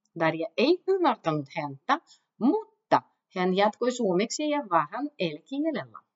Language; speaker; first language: Finnish; non-native, learner; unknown